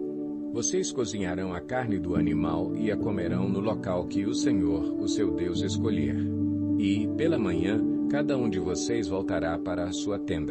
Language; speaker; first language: Portuguese; native; Portuguese